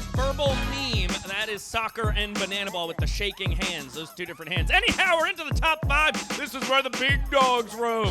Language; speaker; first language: English; native; English